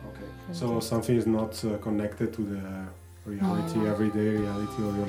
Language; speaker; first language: English; non-native, learner; Italian